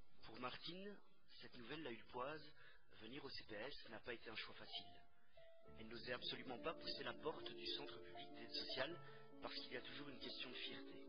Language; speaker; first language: French; native; French